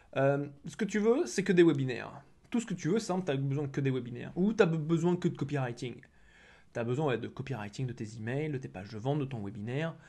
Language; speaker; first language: French; native; French